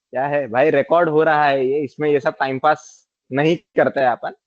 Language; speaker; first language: Hindi; native; Hindi